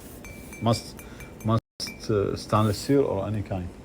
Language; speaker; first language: English; non-native, learner; Arabic